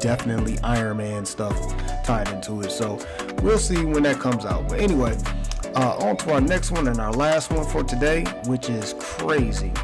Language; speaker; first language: English; native; English